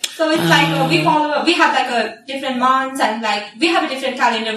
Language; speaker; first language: English; non-native, fluent; Nepali